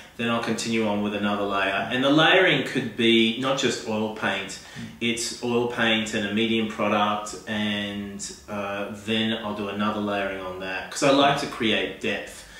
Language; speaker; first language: English; native; English